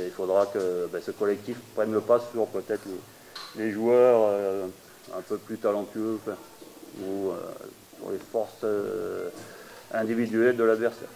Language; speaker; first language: French; native; French